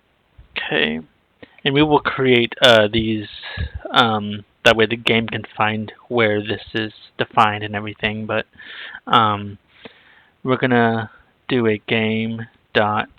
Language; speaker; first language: English; native; English